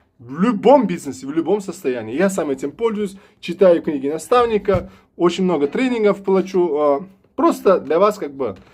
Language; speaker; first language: Russian; non-native, local second language; Uzbek